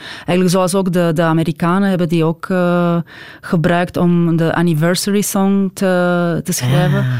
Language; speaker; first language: Dutch; non-native, fluent; Romanian